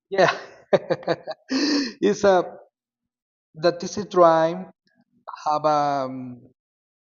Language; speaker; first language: English; non-native, learner; Spanish